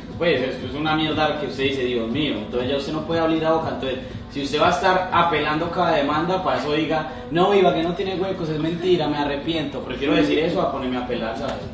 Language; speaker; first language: Spanish; native; Spanish